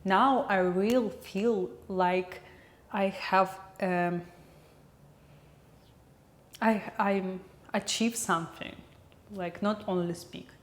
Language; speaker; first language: English; non-native, learner; Russian